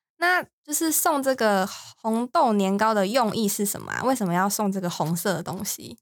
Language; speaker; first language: Chinese; native; Chinese